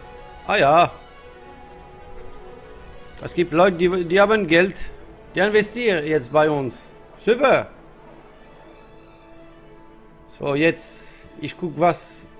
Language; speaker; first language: German; non-native, learner; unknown